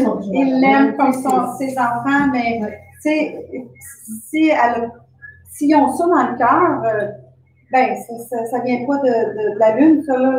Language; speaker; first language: French; native; French